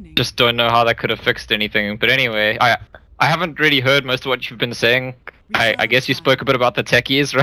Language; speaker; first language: English; native; English